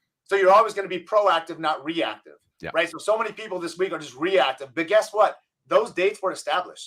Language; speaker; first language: English; native; English